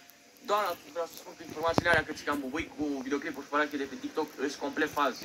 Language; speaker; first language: Romanian; native; Romanian